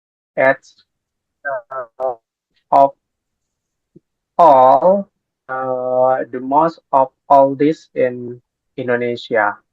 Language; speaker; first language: English; non-native, learner; Indonesian